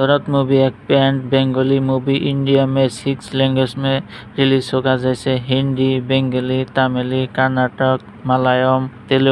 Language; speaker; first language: Hindi; non-native, fluent; Bangla